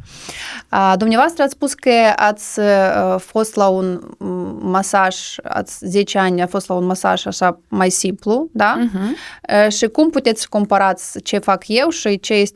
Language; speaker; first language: Romanian; non-native, local second language; Russian